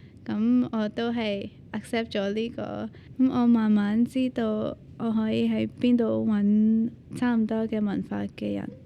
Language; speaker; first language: Cantonese; early bilingual, other home language; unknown